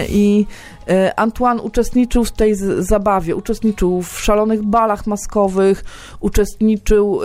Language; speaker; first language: Polish; native; Polish